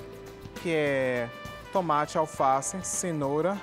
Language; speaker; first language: Portuguese; native; Portuguese